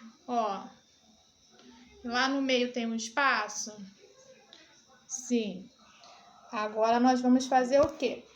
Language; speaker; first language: Portuguese; native; Portuguese